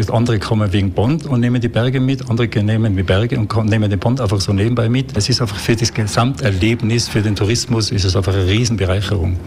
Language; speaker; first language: German; native; German